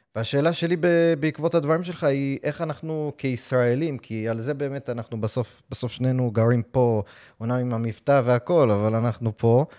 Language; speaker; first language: Hebrew; non-native, fluent; English